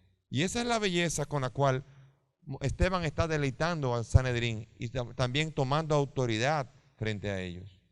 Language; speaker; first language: Spanish; native; Spanish